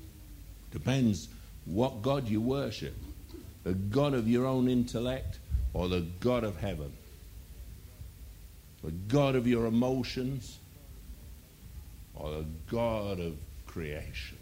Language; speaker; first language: English; native; English